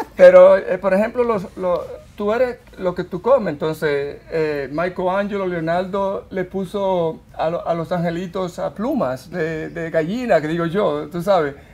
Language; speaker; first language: Spanish; early bilingual, heritage; Spanish